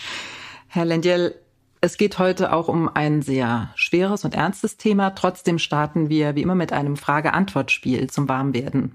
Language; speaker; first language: German; native; German